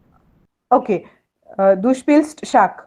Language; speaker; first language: German; non-native, fluent; Hindi